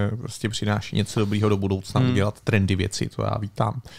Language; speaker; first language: Czech; native; Czech